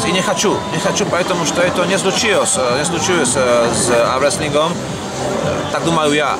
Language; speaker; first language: Russian; non-native, learner; Slovak